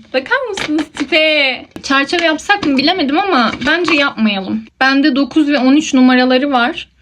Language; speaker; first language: Turkish; native; Turkish